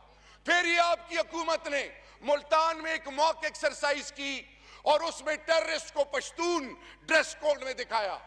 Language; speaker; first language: Urdu; non-native, local second language; Pashto